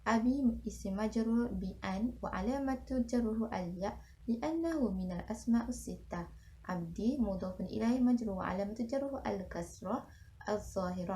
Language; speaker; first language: Arabic; non-native, learner; Malay